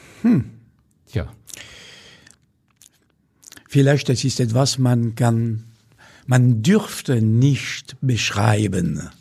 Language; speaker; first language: German; non-native, fluent; French